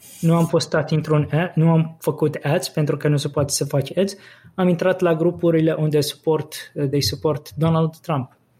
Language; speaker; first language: Romanian; non-native, fluent; Arabic